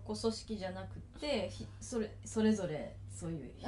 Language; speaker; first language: Japanese; native; Japanese